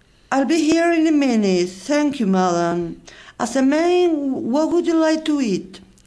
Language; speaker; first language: English; non-native, fluent; Spanish